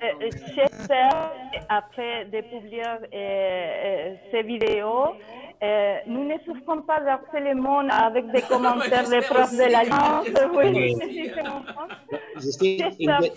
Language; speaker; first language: French; non-native, learner; Spanish